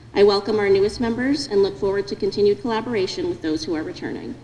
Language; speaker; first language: English; native; English